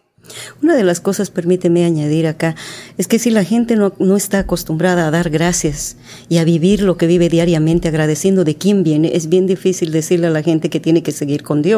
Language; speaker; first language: Spanish; native; Spanish